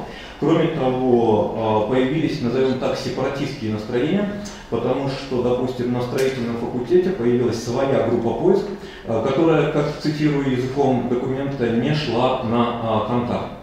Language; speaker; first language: Russian; native; Russian